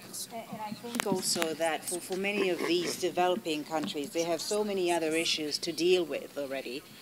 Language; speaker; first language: English; non-native, fluent; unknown